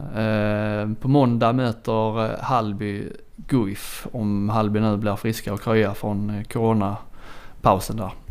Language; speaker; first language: Swedish; native; Swedish